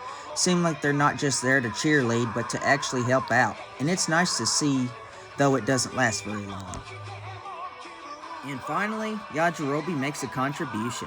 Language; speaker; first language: English; native; English